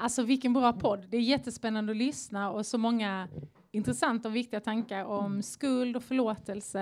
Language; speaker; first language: Swedish; native; Swedish